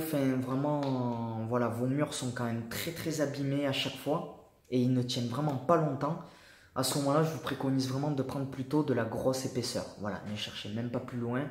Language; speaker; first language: French; native; French